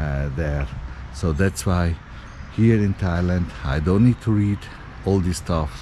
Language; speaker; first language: English; non-native, fluent; Italian